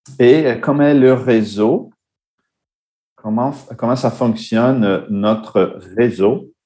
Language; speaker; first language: French; non-native, fluent; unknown